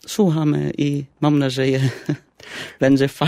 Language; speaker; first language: Polish; non-native, fluent; Arabic